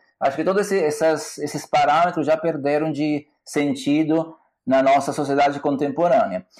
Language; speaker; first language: Portuguese; non-native, fluent; Italian